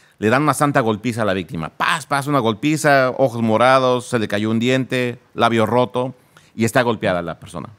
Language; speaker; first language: Spanish; native; Spanish